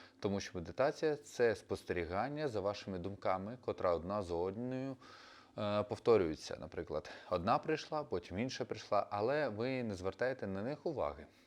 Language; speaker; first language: Ukrainian; non-native, local second language; Russian